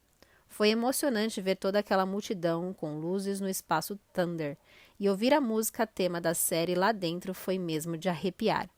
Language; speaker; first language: Portuguese; native; Portuguese